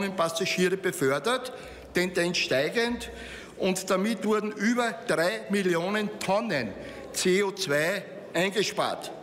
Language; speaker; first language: German; native; German